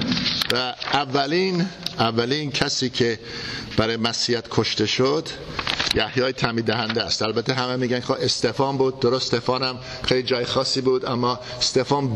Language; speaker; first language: Persian; non-native, fluent; English